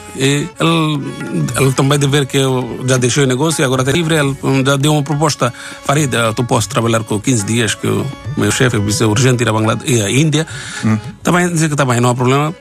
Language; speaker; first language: Portuguese; non-native, learner; Bangla